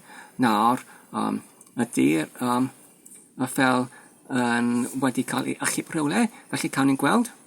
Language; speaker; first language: Welsh; non-native, fluent; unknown